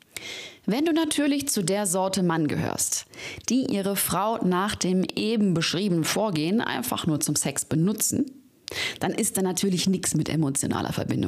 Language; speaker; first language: German; native; German